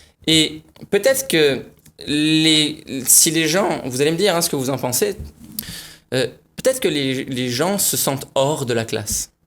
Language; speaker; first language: French; native; French